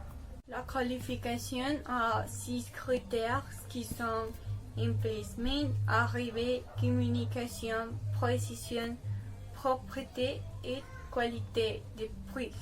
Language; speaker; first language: French; non-native, learner; Spanish